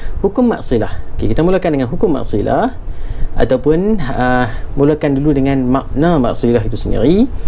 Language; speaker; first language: Malay; native; Malay